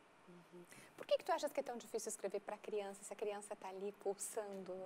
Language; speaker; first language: Portuguese; native; Portuguese